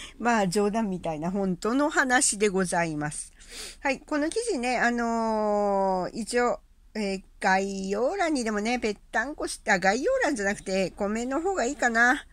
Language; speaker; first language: Japanese; native; Japanese